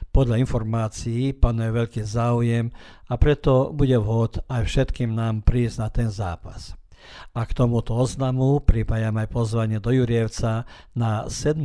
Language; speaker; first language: Slovak; early bilingual, heritage; Slovak